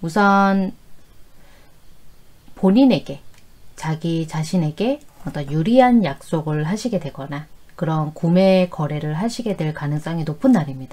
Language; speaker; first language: Korean; native; Korean